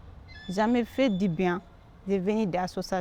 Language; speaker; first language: French; non-native, learner; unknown